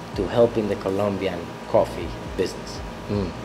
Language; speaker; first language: English; non-native, fluent; Spanish